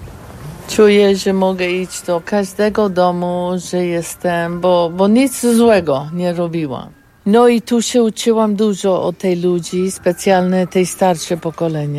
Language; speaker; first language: Polish; non-native, learner; English